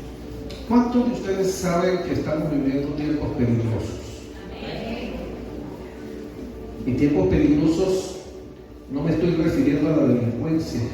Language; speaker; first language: Spanish; native; Spanish